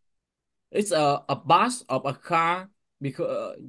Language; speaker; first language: English; non-native, learner; Vietnamese